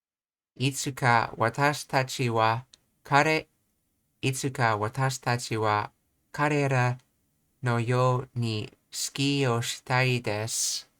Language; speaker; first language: Japanese; non-native, learner; English